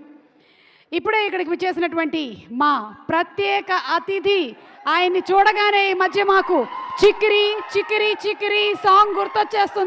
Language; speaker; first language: Telugu; native; Telugu